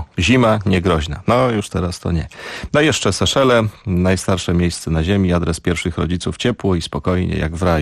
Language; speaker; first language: Polish; native; Polish